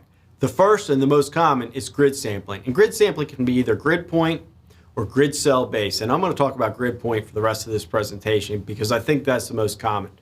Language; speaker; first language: English; native; English